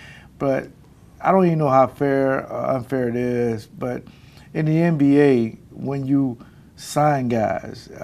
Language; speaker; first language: English; native; English